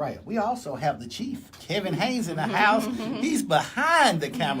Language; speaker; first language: English; native; English